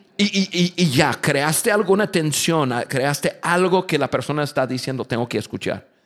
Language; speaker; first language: Spanish; non-native, fluent; English